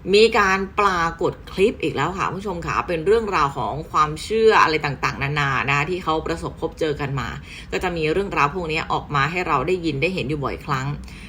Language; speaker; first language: Thai; native; Thai